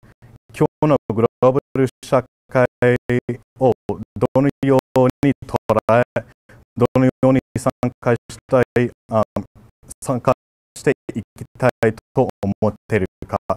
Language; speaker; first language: Japanese; non-native, fluent; English